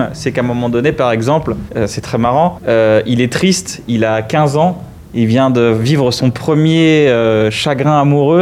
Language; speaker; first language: French; native; French